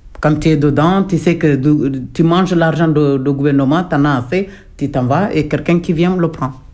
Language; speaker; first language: French; non-native, local second language; Jola-Fonyi